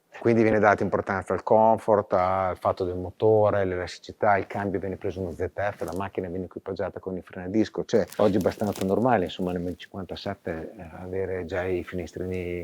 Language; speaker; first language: Italian; native; Italian